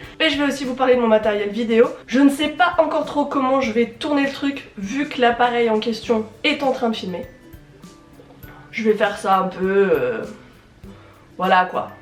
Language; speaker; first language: French; native; French